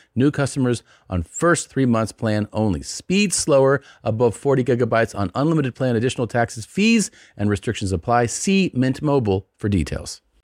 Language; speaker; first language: English; native; English